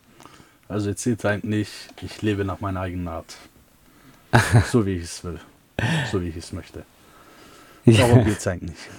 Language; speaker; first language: German; early bilingual, other home language; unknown